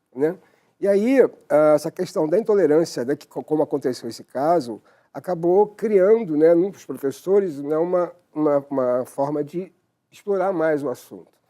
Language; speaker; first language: Portuguese; native; Portuguese